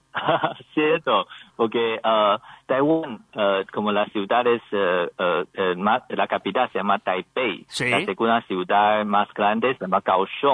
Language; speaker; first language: Spanish; non-native, learner; Chinese